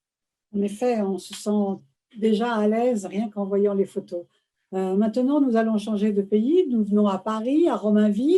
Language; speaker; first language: French; native; French